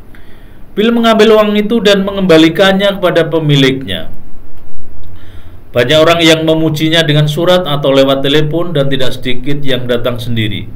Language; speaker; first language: Indonesian; native; Indonesian